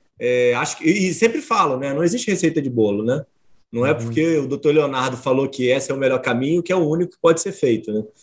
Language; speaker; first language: Portuguese; native; Portuguese